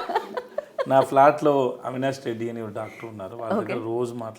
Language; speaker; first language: Telugu; non-native, learner; Tamil